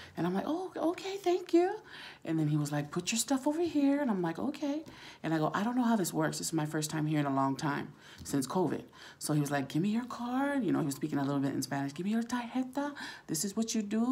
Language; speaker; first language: English; native; English